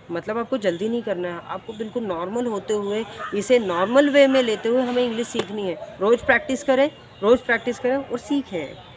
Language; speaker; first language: Hindi; native; Hindi